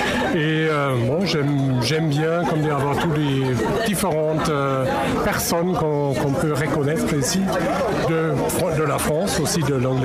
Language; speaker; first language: French; non-native, fluent; German